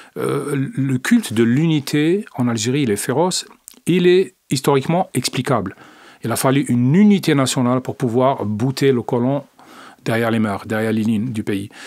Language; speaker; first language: French; non-native, local second language; Arabic